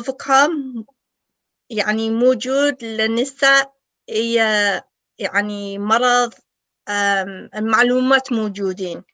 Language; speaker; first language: Arabic; early bilingual, heritage; English